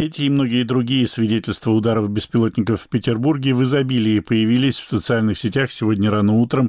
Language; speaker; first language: Russian; native; Russian